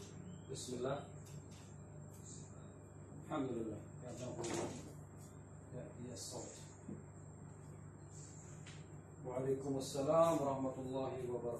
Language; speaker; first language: Arabic; non-native, fluent; Khmer